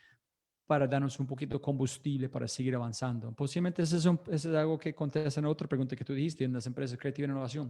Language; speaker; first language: Spanish; non-native, fluent; English